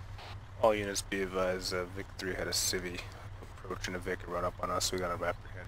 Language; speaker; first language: English; native; English